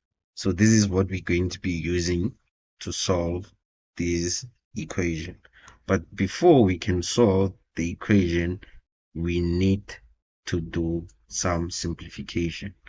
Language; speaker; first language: English; non-native, local second language; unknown